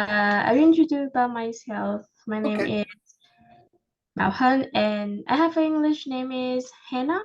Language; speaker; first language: English; non-native, learner; Vietnamese